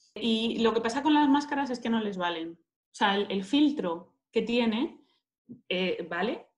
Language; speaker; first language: Spanish; native; Spanish